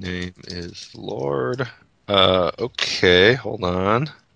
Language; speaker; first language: English; native; English